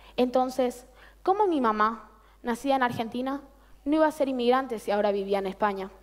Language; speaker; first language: Spanish; native; Spanish